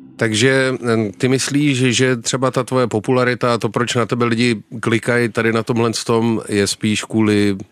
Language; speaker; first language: Czech; early bilingual, other home language; Russian